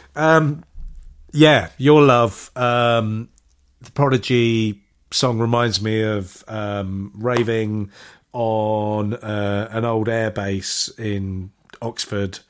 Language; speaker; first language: English; native; English